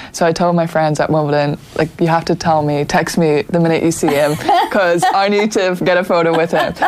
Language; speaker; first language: English; native; English